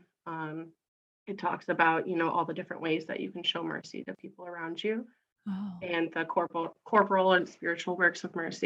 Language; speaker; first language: English; native; English